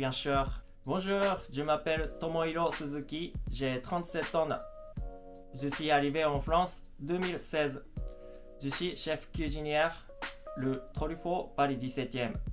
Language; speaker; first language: French; non-native, learner; Japanese